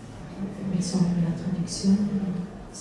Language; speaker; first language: French; non-native, fluent; German